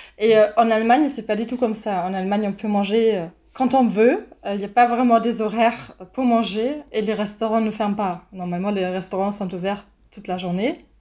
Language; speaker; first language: French; non-native, fluent; German